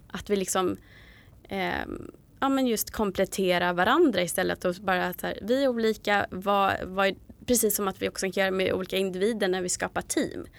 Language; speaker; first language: Swedish; native; Swedish